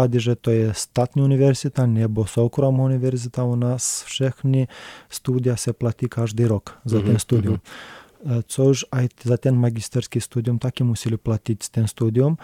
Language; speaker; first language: Czech; non-native, learner; Romanian